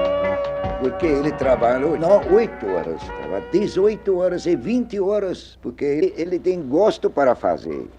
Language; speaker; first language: Portuguese; non-native, learner; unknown